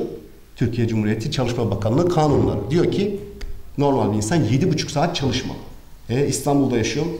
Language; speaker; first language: Turkish; native; Turkish